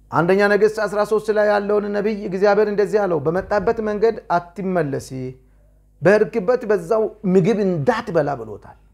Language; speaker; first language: Amharic; non-native, local second language; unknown